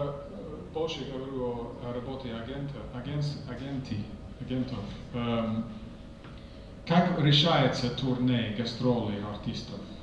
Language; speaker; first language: Russian; non-native, fluent; English